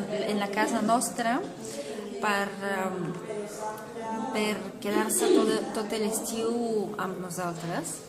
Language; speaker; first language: Catalan; non-native, local second language; Spanish